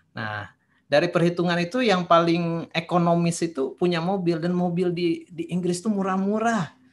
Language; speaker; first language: Indonesian; native; Indonesian